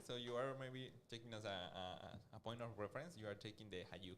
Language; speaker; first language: English; non-native, fluent; Spanish